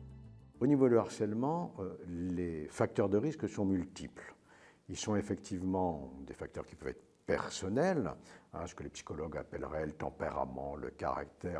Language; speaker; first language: French; native; French